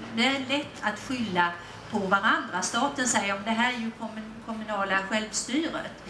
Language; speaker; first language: Swedish; native; Swedish